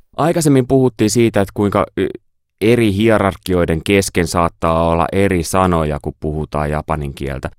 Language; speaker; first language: Finnish; native; Finnish